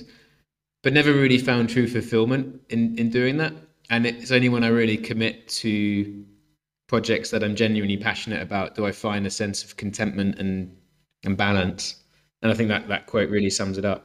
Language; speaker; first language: English; native; English